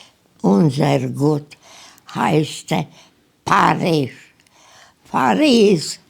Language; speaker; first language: German; non-native, learner; Polish